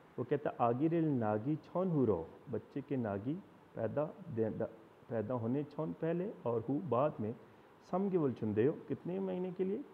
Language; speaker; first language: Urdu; non-native, local second language; Punjabi